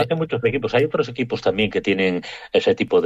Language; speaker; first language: Spanish; native; Spanish